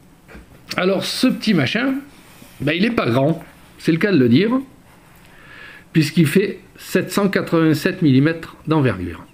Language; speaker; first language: French; native; French